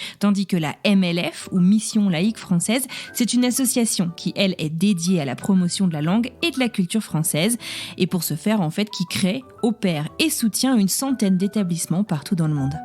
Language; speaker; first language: French; native; French